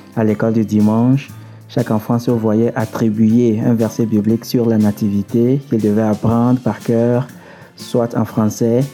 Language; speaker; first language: French; non-native, local second language; Ewe